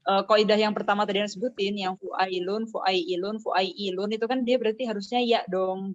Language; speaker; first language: Indonesian; native; Indonesian